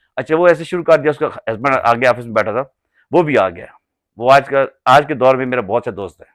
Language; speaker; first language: Urdu; non-native, local second language; Punjabi